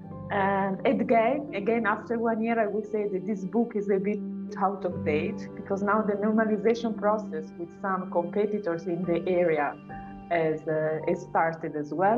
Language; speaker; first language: English; non-native, fluent; Italian